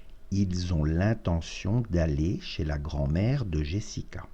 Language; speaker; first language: French; non-native, fluent; Russian